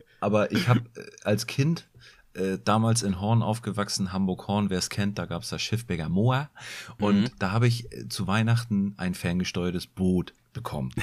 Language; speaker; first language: German; native; German